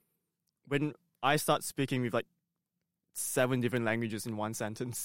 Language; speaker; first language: English; non-native, local second language; Cantonese